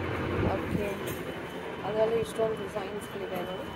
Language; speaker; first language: Kannada; native; Kannada